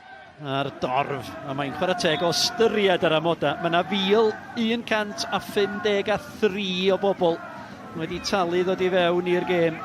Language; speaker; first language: Welsh; native; Welsh